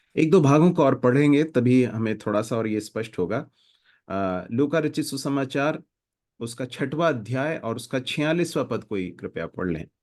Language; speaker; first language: Hindi; native; Hindi